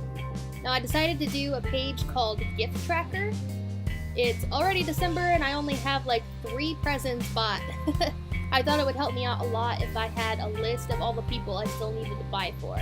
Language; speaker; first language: English; native; English